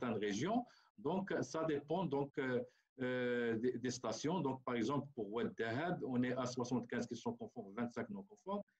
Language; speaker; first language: French; non-native, local second language; Arabic